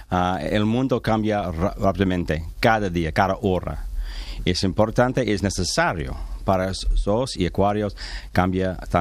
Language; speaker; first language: Spanish; non-native, learner; English